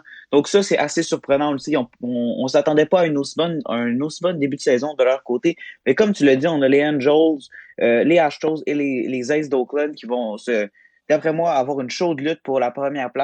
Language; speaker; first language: French; native; French